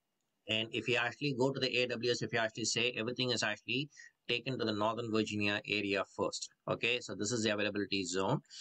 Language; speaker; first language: English; non-native, local second language; Tamil